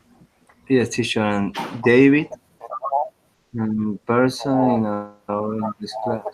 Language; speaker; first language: English; non-native, learner; Spanish